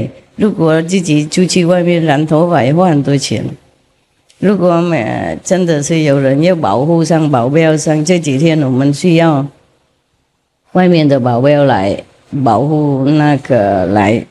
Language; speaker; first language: Chinese; non-native, fluent; Vietnamese